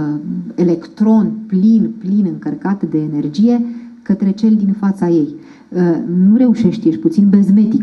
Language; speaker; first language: Romanian; native; Romanian